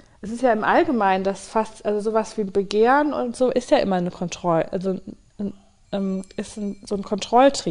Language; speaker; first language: German; native; German